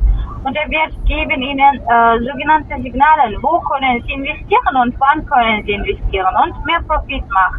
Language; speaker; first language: German; non-native, learner; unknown